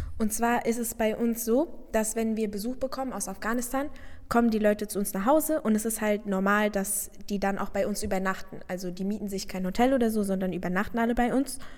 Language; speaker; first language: German; non-native, fluent; Persian